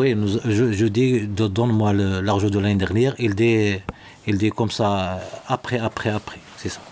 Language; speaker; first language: French; non-native, learner; Arabic